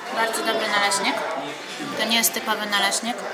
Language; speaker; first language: Polish; native; Polish